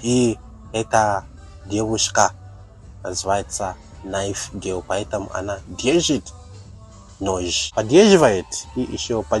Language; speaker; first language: Russian; non-native, learner; Tatar